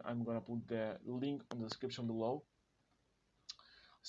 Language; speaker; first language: English; non-native, fluent; Spanish